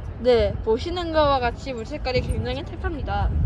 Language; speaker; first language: Korean; native; Korean